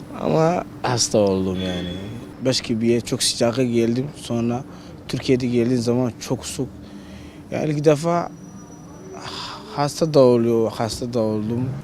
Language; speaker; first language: Turkish; non-native, learner; Somali